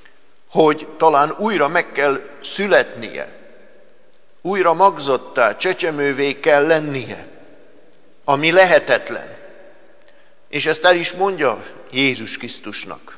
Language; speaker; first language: Hungarian; native; Hungarian